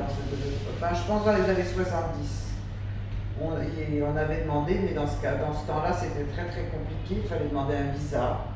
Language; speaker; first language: French; native; French